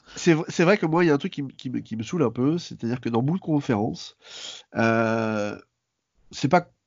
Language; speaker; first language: French; native; French